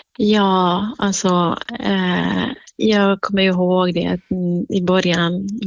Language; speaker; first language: Swedish; non-native, fluent; Central Kurdish